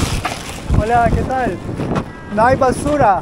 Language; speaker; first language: Spanish; non-native, learner; Turkish